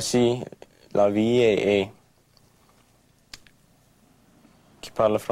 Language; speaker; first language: French; non-native, local second language; English